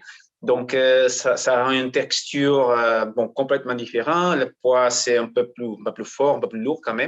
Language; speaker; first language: French; non-native, fluent; Portuguese